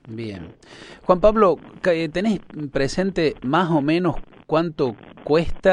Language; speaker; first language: Spanish; native; Spanish